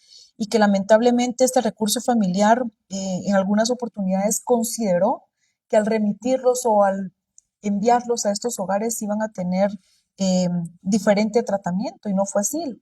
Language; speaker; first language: Spanish; native; Spanish